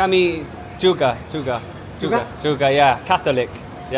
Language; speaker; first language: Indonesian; non-native, learner; English